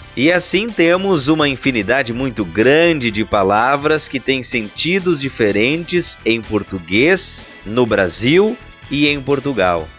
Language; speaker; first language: Portuguese; native; Portuguese